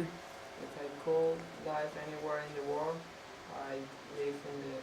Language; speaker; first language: English; non-native, learner; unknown